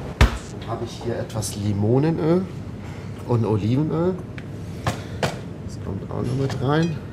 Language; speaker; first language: German; non-native, fluent; Arabic